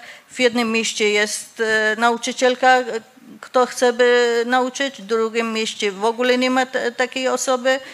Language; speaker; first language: Polish; non-native, fluent; Persian